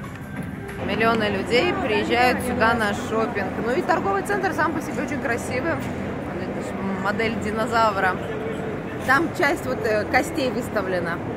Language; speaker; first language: Russian; native; Russian